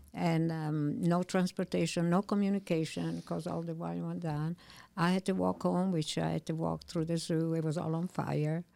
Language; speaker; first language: English; non-native, fluent; Italian